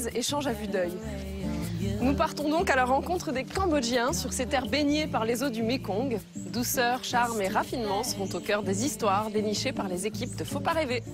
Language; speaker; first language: French; native; French